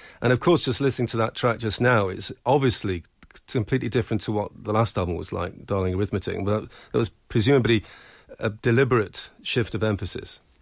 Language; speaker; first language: English; native; English